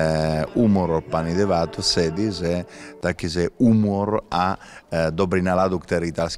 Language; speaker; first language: Czech; non-native, learner; Italian